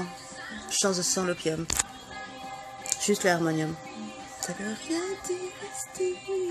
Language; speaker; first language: French; native; French